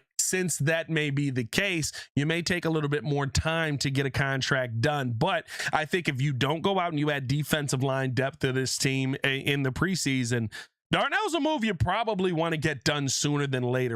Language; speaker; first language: English; native; English